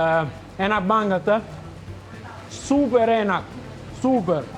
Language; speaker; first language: Indonesian; non-native, learner; Italian